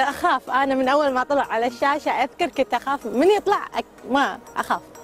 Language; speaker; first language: Arabic; native; Arabic